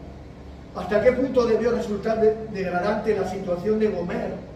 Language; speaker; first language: Spanish; native; Spanish